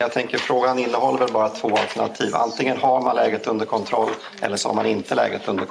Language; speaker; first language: Swedish; native; Swedish